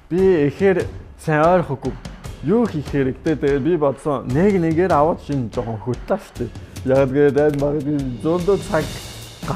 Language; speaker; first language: Mongolian; non-native, learner; French